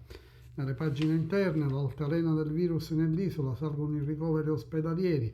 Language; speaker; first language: Italian; native; Italian